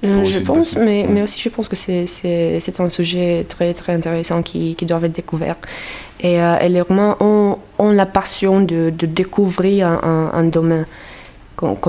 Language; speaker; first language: French; non-native, fluent; Romanian